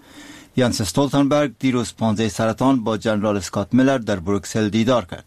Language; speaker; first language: Persian; native; Persian